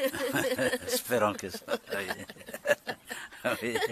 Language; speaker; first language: French; non-native, local second language; Arabic